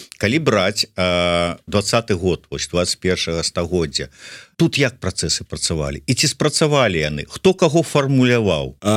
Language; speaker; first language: Belarusian; native; Belarusian